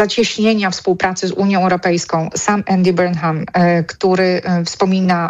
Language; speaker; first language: Polish; native; Polish